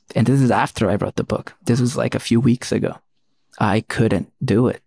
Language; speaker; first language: English; early bilingual, other home language; Spanish